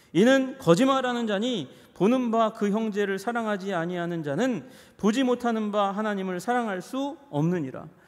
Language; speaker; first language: Korean; native; Korean